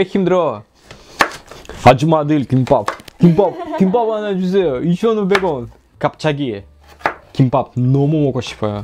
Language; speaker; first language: Korean; non-native, learner; Russian